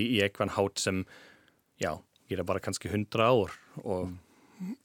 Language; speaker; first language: Icelandic; non-native, fluent; German